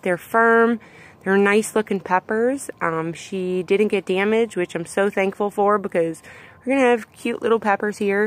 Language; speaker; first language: English; native; English